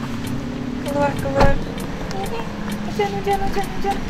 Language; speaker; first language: Indonesian; non-native, learner; Russian